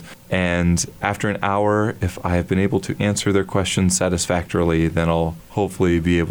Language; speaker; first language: English; native; English